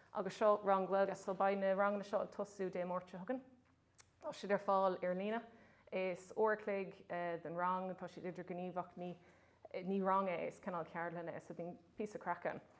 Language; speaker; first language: Irish; non-native, local second language; English